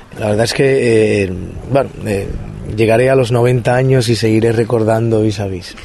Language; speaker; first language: Spanish; native; Spanish